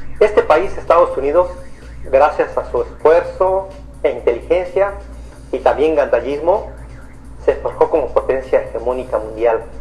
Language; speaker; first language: Spanish; native; Spanish